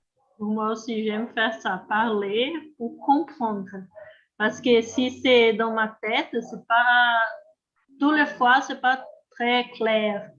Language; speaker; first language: French; non-native, learner; Portuguese